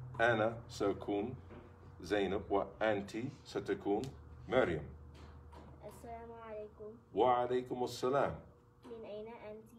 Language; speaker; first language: Arabic; non-native, fluent; English